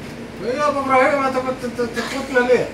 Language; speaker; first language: Arabic; non-native, learner; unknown